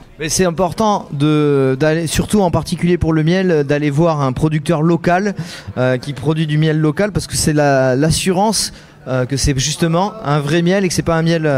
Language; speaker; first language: French; native; French